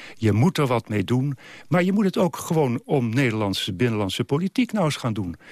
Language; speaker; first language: Dutch; native; Dutch